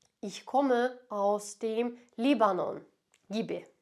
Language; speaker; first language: German; non-native, fluent; Turkish